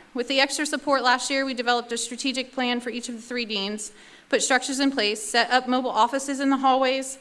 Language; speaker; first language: English; native; English